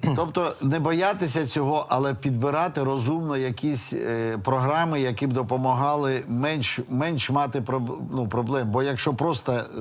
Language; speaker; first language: Ukrainian; native; Ukrainian